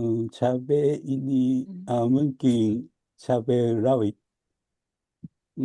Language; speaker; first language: Indonesian; non-native, learner; Japanese